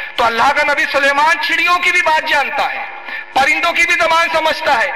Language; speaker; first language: Urdu; native; Urdu